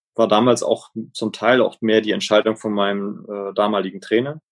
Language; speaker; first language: German; native; German